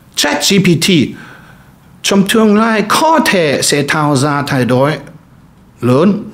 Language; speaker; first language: Vietnamese; non-native, fluent; German